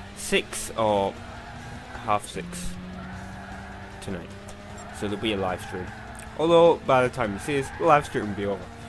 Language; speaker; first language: English; native; English